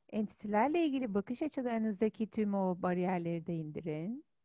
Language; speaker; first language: Turkish; native; Turkish